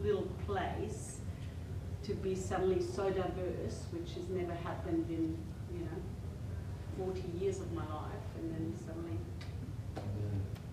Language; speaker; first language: English; non-native, fluent; German